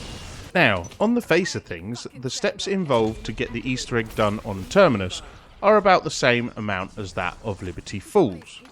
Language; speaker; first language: English; native; English